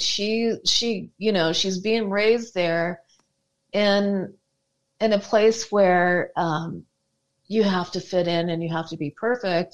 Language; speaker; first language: English; native; English